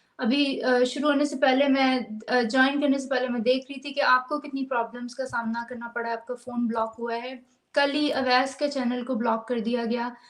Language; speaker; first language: Urdu; native; Urdu